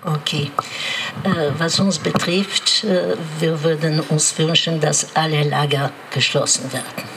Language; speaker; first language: German; non-native, learner; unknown